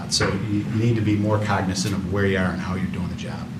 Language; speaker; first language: English; native; English